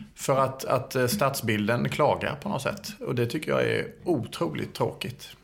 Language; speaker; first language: Swedish; native; Swedish